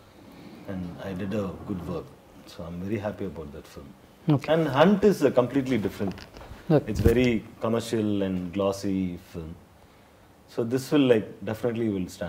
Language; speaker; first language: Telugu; non-native, learner; Tamil